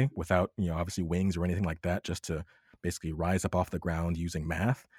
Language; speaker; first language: English; native; English